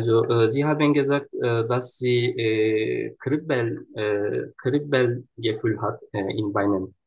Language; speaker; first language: German; non-native, learner; Turkish